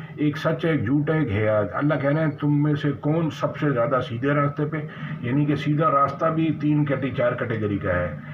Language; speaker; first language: Urdu; native; Urdu